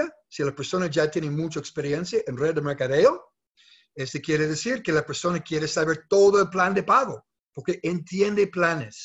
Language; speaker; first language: Spanish; non-native, fluent; English